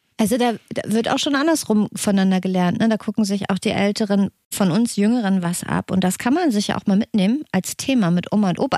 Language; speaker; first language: German; native; German